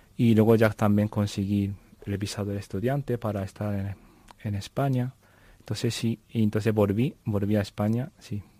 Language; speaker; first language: Spanish; non-native, fluent; Japanese